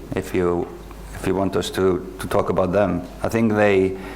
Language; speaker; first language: English; non-native, fluent; Icelandic